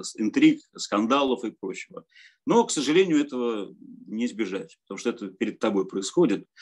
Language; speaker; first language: Russian; native; Russian